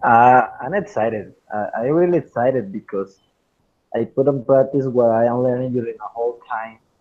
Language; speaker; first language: English; non-native, fluent; Spanish